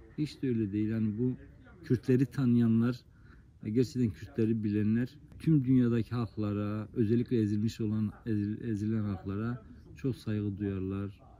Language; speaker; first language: Turkish; non-native, local second language; Kurdish